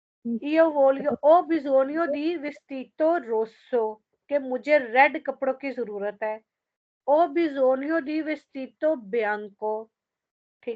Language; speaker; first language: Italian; non-native, fluent; Urdu